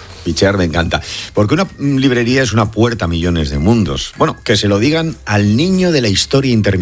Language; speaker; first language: Spanish; native; Spanish